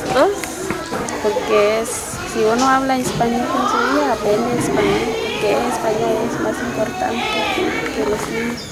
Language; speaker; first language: Spanish; non-native, local second language; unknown